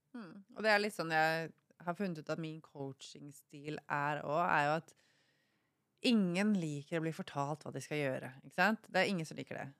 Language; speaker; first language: Norwegian; native; Norwegian